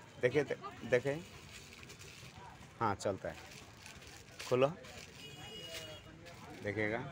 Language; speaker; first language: Hindi; non-native, learner; Bangla